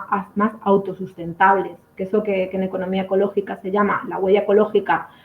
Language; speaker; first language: Spanish; native; Spanish